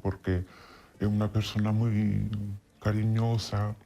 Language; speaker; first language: Spanish; non-native, fluent; Italian